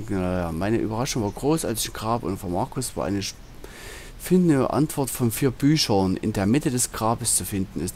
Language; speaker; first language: German; native; German